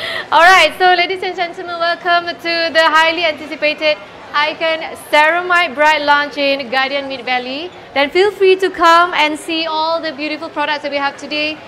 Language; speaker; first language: English; non-native, local second language; Malay